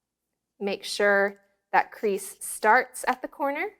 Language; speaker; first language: English; native; English